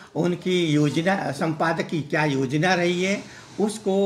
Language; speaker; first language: Hindi; native; Hindi